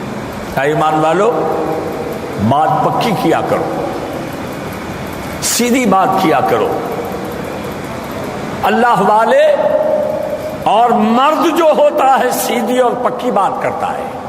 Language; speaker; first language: Urdu; native; Urdu